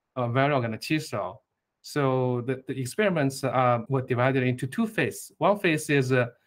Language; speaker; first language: English; non-native, fluent; Chinese